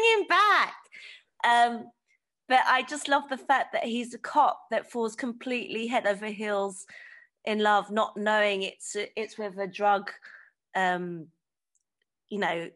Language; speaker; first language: English; native; English